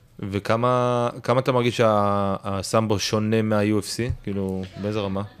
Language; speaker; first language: Hebrew; native; Hebrew